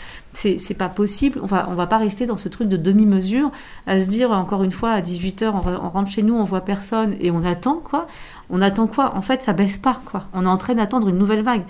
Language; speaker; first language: French; native; French